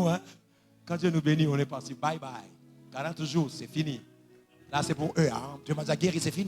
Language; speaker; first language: French; non-native, local second language; Lingala